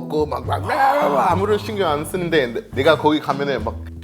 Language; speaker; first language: Korean; non-native, fluent; English